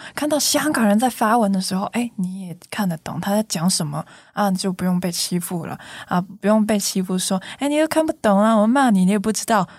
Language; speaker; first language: Chinese; non-native, local second language; Cantonese